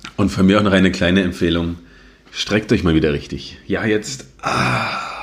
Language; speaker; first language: German; native; German